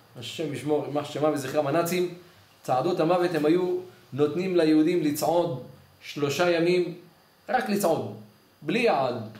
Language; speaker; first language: Hebrew; native; Hebrew